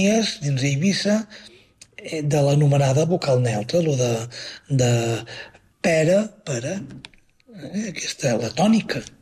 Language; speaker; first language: Catalan; native; Catalan